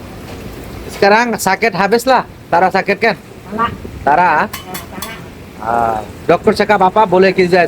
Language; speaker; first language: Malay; non-native, learner; Bangla